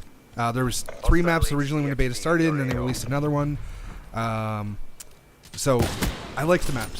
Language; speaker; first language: English; native; English